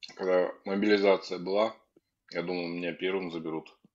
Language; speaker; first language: Russian; native; Russian